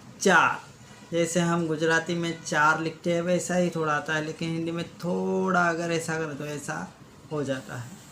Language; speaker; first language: Hindi; non-native, local second language; Gujarati